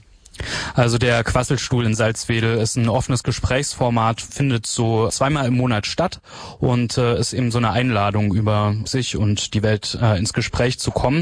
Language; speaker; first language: German; native; German